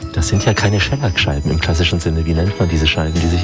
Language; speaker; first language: German; native; German